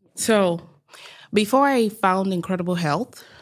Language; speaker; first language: English; non-native, local second language; Igbo